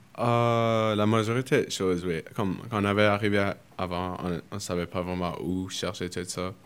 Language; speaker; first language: French; early bilingual, other home language; Spanish